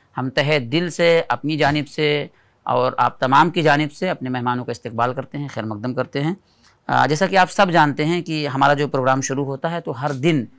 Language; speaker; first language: Hindi; native; Hindi